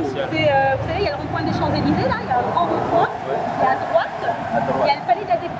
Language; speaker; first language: French; native; French